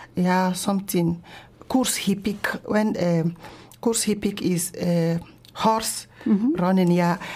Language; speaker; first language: German; non-native, learner; Ewe